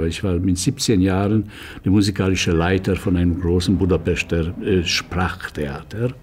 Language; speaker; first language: German; non-native, fluent; Hungarian